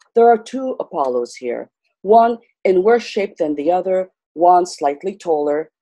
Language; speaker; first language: English; non-native, local second language; Armenian